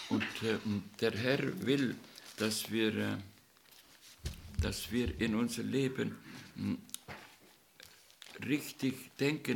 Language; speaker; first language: German; non-native, learner; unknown